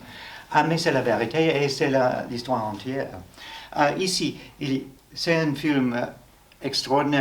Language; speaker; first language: French; non-native, learner; English